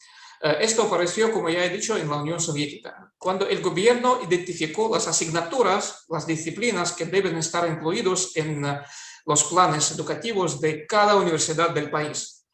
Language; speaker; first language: Spanish; non-native, fluent; Russian